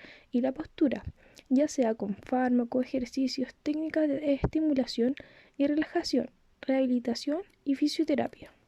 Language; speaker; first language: Spanish; native; Spanish